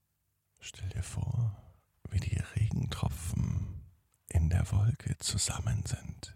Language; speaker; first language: German; native; German